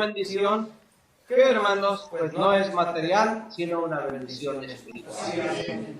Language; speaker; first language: Spanish; native; Spanish